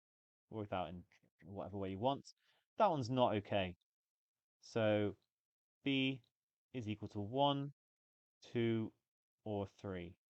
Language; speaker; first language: English; native; English